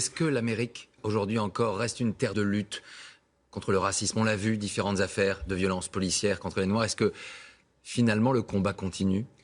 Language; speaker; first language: French; native; French